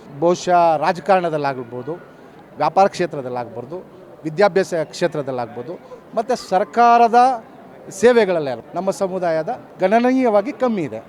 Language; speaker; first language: Kannada; non-native, local second language; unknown